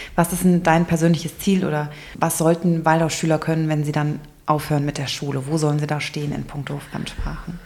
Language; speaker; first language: German; native; German